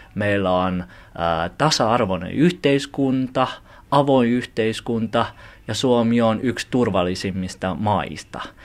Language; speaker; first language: Finnish; early bilingual, other home language; Chinese